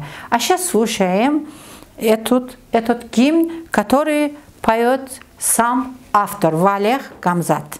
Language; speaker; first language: Russian; non-native, learner; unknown